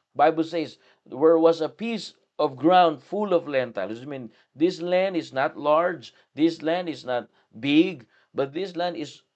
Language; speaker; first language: English; non-native, local second language; Filipino